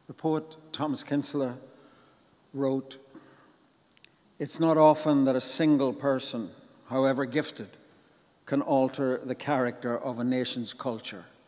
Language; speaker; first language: English; native; English